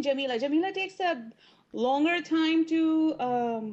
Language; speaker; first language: English; non-native, local second language; Urdu